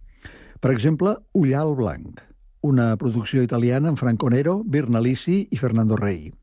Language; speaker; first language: Catalan; native; Catalan